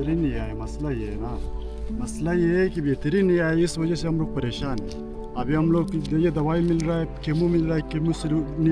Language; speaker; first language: Hindi; non-native, local second language; Pashto